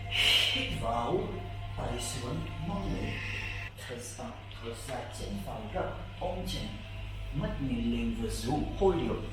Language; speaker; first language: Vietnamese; non-native, learner; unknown